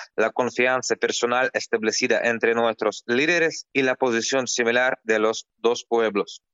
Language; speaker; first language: Spanish; non-native, fluent; Russian